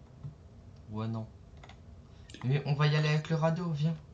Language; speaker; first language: French; native; French